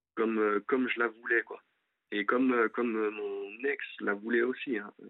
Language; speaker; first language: French; native; French